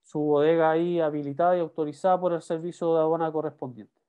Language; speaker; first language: Spanish; native; Spanish